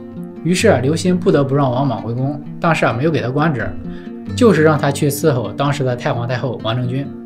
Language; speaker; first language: Chinese; native; Chinese